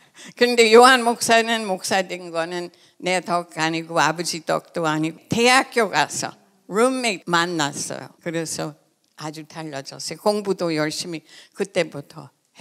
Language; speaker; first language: Korean; non-native, fluent; English